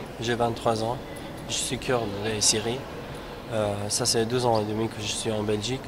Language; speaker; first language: French; non-native, learner; Kurdish